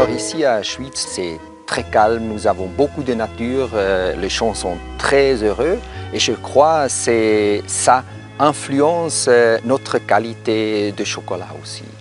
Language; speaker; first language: French; non-native, local second language; German